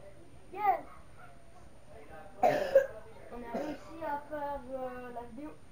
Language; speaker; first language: French; native; French